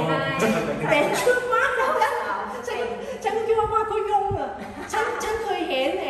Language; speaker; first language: Thai; non-native, learner; Cantonese